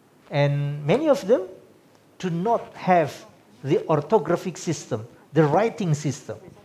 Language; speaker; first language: English; non-native, fluent; Sundanese